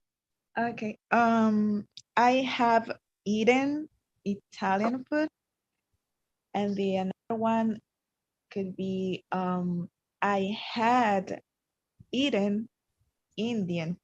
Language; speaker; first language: English; non-native, learner; Spanish